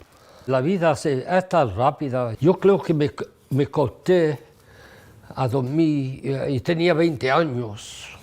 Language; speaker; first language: Spanish; early bilingual, heritage; English